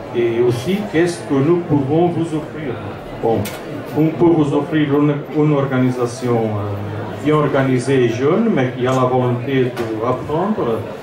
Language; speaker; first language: French; non-native, fluent; Portuguese